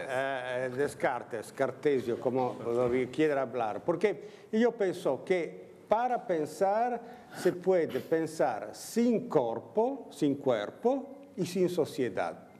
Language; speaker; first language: Spanish; non-native, learner; Italian